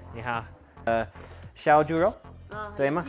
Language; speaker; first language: Chinese; non-native, learner; English